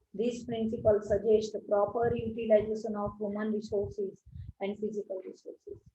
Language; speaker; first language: English; non-native, local second language; Gujarati